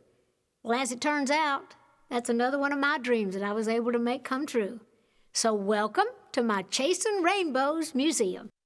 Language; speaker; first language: English; native; English